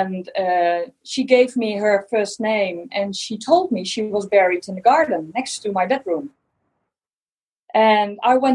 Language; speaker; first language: English; non-native, fluent; Dutch